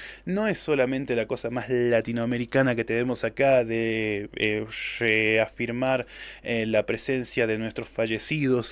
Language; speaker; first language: Spanish; native; Spanish